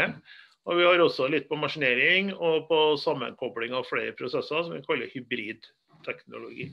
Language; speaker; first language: Norwegian; native; Norwegian